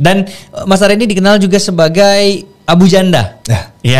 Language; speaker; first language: Indonesian; native; Indonesian